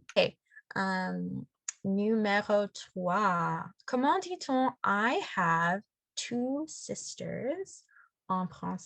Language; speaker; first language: French; non-native, fluent; English